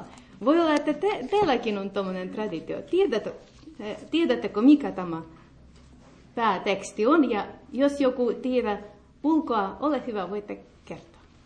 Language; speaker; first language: Finnish; non-native, learner; Russian